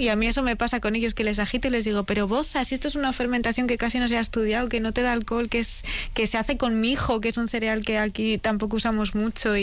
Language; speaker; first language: Spanish; native; Spanish